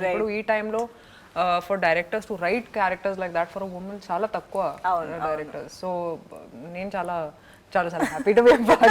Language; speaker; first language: Telugu; non-native, fluent; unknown